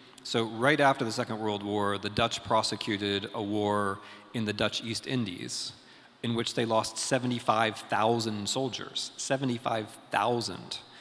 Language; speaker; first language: English; native; English